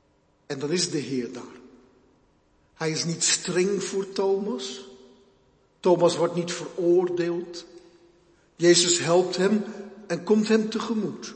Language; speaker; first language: Dutch; native; Dutch